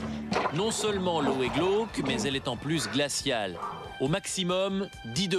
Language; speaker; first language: French; native; French